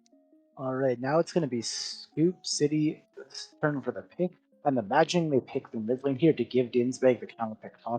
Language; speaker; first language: English; native; English